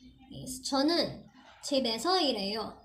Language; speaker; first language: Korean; non-native, fluent; Filipino